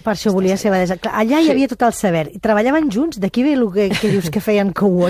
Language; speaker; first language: Catalan; native; Catalan